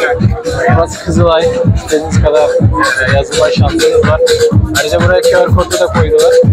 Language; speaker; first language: Turkish; non-native, fluent; Kyrgyz